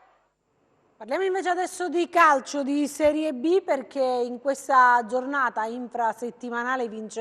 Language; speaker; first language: Italian; native; Italian